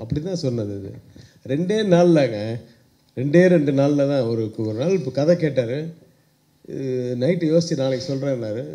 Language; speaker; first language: Tamil; native; Tamil